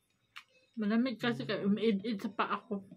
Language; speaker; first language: Filipino; non-native, local second language; Cebuano